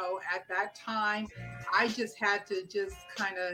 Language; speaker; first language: English; native; English